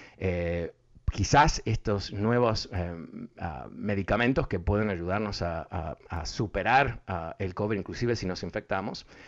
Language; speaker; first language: Spanish; early bilingual, heritage; Spanish